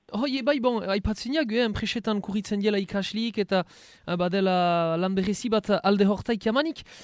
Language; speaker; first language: Basque; native; Basque